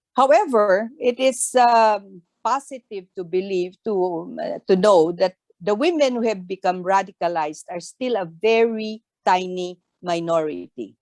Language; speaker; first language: English; non-native, local second language; Tausug